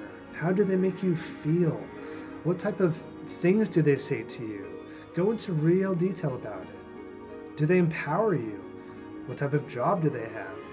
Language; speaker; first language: English; native; English